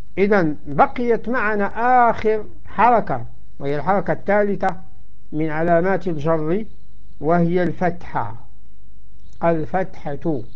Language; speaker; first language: Arabic; native; Arabic